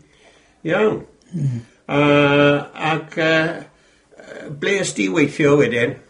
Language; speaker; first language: Welsh; native; Welsh